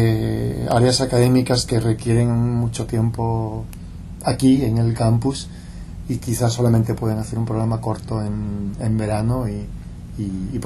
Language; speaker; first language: Spanish; non-native, local second language; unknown